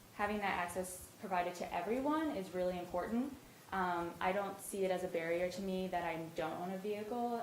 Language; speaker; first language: English; native; English